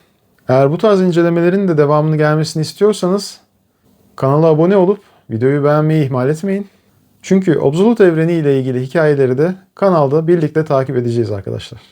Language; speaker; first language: Turkish; native; Turkish